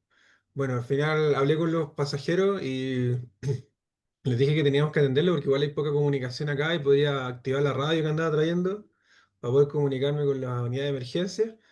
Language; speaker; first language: Spanish; native; Spanish